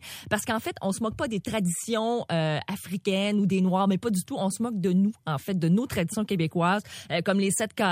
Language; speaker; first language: French; native; French